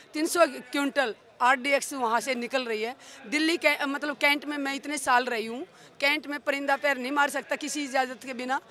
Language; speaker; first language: Hindi; native; Hindi